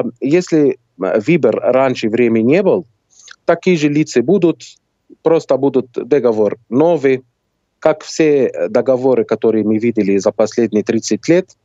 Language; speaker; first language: Russian; non-native, fluent; Arabic